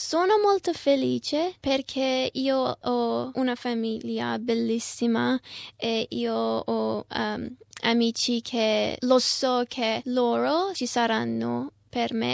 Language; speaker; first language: Italian; non-native, learner; Persian